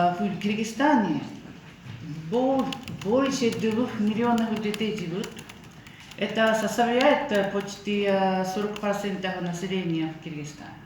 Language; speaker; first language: Russian; non-native, learner; Japanese